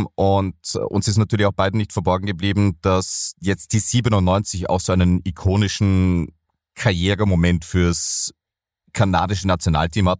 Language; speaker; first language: German; native; German